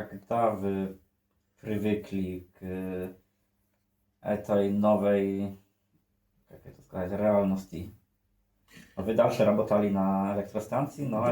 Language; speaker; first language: Russian; non-native, learner; Polish